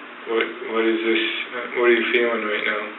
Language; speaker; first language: English; native; English